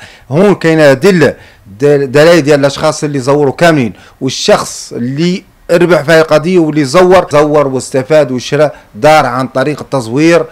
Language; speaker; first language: Arabic; native; Arabic